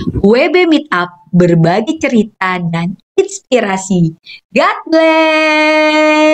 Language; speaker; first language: Indonesian; native; Indonesian